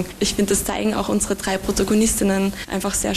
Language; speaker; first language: German; native; German